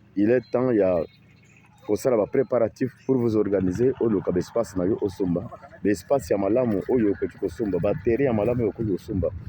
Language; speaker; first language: Lingala; native; Lingala